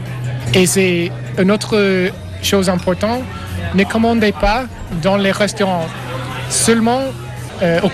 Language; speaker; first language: French; non-native, learner; English